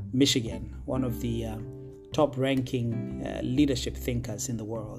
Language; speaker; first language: English; non-native, local second language; Tswana